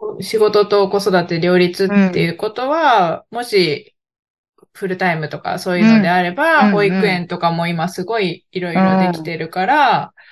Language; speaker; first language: Japanese; native; Japanese